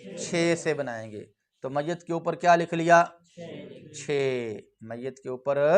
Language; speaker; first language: Urdu; non-native, local second language; Punjabi